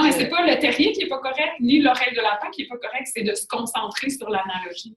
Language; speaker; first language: French; native; French